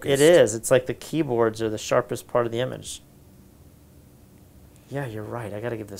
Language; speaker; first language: English; native; English